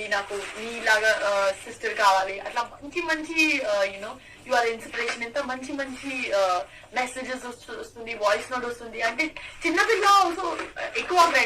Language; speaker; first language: Telugu; non-native, learner; Gujarati